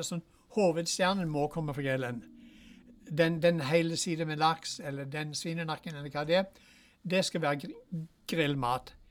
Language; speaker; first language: Norwegian; non-native, fluent; English